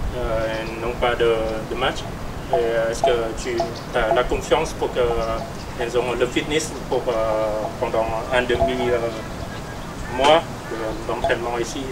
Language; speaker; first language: French; non-native, learner; Vietnamese